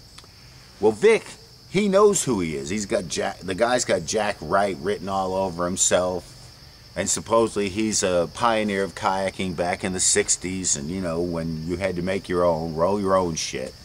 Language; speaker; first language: English; native; English